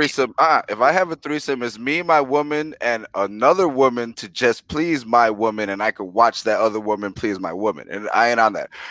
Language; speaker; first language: English; early bilingual, other home language; Spanish